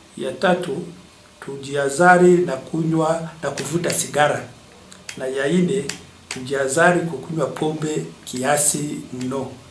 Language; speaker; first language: Swahili; native; Swahili